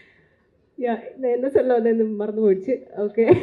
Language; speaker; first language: Tamil; non-native, learner; Malayalam